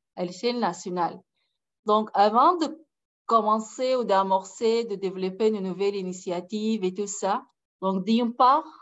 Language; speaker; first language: French; non-native, fluent; Arabic